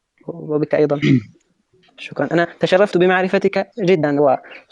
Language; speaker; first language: Arabic; non-native, fluent; Turkish